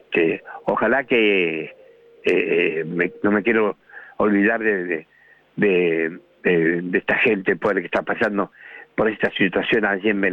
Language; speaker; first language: Spanish; native; Spanish